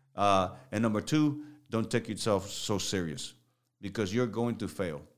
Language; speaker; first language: English; early bilingual, other home language; Spanish